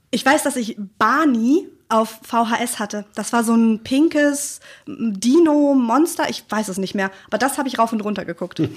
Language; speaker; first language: German; native; German